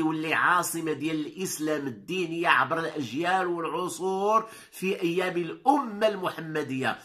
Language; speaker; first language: Arabic; native; Arabic